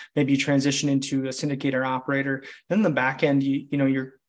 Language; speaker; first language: English; native; English